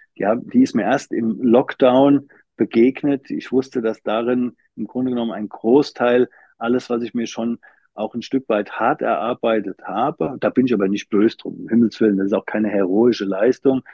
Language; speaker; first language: German; native; German